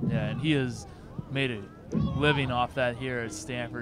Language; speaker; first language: English; native; English